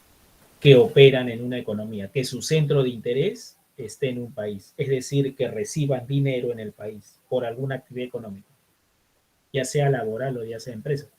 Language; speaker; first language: Spanish; native; Spanish